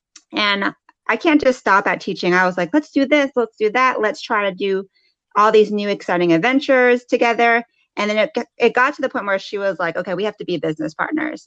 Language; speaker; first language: English; native; English